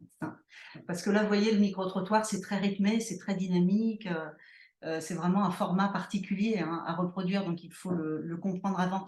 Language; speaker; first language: French; native; French